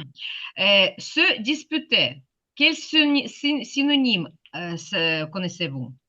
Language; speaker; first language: French; non-native, fluent; Ukrainian